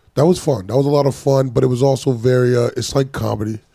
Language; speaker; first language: English; native; English